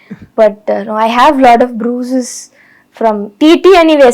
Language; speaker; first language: Telugu; non-native, local second language; Tamil